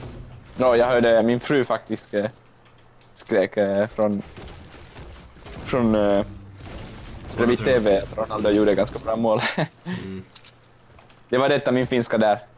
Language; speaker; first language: Swedish; non-native, local second language; Finnish